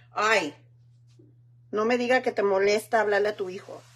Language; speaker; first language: Spanish; early bilingual, heritage; Spanish